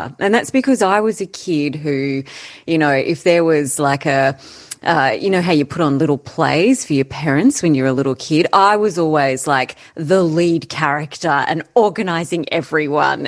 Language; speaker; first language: English; native; English